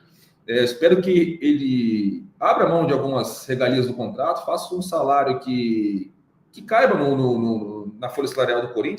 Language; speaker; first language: Portuguese; native; Portuguese